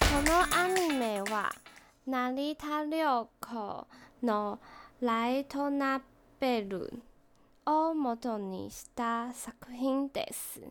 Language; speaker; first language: Japanese; non-native, learner; Chinese